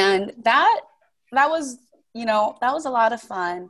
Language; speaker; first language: English; native; English